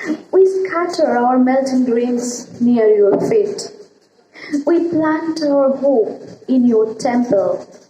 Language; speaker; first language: English; non-native, local second language; Bangla